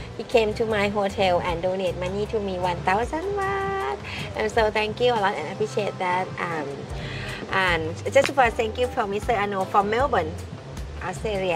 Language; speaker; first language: English; non-native, learner; Thai